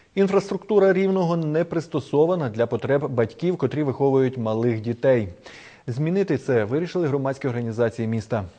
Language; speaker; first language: Ukrainian; native; Ukrainian